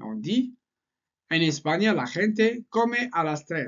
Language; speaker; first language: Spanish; non-native, fluent; French